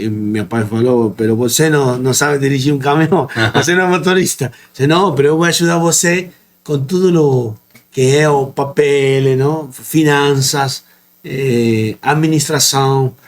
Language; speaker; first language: Portuguese; non-native, fluent; Spanish